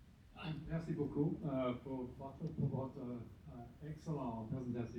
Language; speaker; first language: French; non-native, learner; English